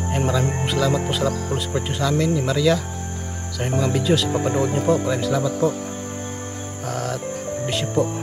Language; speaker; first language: Filipino; non-native, local second language; Cebuano